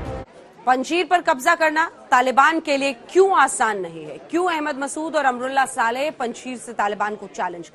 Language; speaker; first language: Hindi; native; Hindi